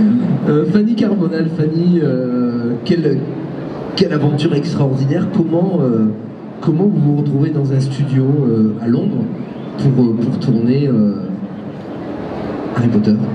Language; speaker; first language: French; native; French